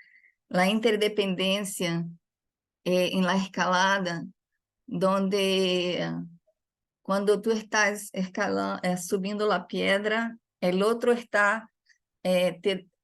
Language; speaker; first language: Spanish; non-native, fluent; Portuguese